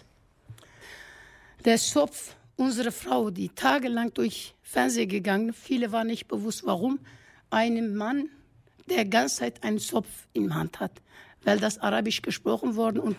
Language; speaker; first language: German; non-native, fluent; Kurdish